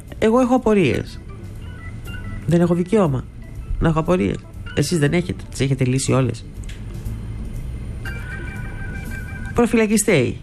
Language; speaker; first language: Greek; native; Greek